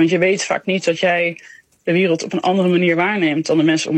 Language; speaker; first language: Dutch; native; Dutch